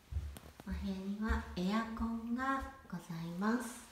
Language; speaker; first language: Japanese; native; Japanese